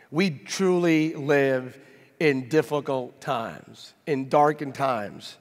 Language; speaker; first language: English; native; English